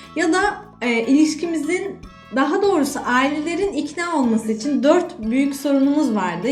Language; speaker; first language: Turkish; native; Turkish